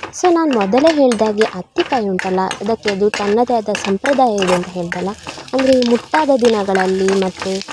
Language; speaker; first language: Kannada; non-native, local second language; Tulu